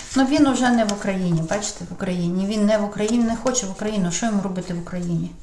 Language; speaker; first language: Ukrainian; non-native, local second language; Russian